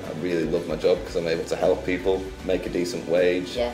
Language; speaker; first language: English; native; English